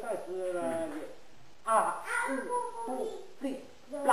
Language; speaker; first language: Chinese; non-native, local second language; Hmong